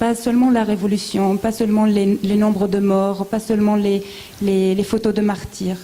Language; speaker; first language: French; non-native, fluent; Arabic